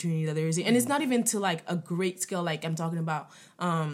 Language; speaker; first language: English; non-native, fluent; French